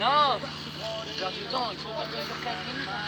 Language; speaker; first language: French; native; French